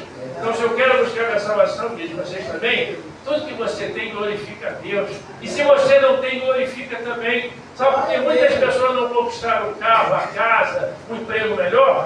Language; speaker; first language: Portuguese; native; Portuguese